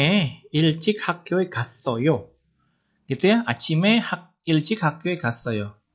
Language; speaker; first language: Korean; non-native, fluent; Indonesian